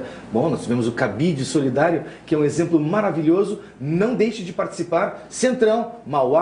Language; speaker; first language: Portuguese; native; Portuguese